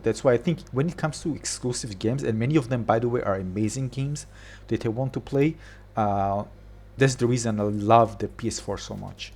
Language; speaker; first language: English; non-native, fluent; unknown